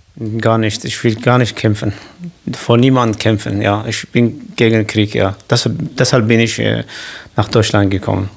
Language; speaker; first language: German; non-native, learner; Kurdish